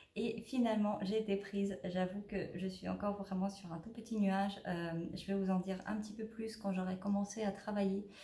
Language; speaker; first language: French; native; French